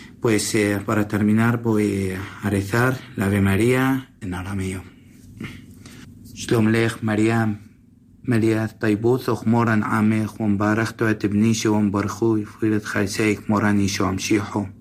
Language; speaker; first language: Spanish; non-native, learner; Assyrian Neo-Aramaic